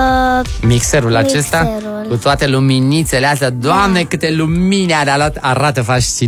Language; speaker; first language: Romanian; native; Romanian